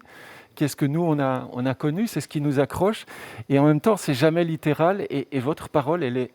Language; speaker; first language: French; native; French